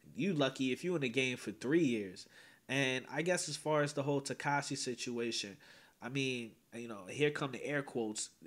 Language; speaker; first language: English; native; English